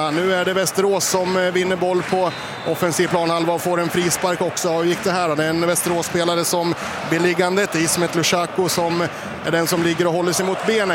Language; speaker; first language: Swedish; native; Swedish